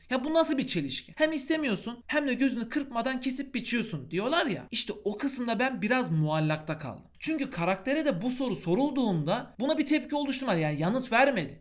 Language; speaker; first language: Turkish; native; Turkish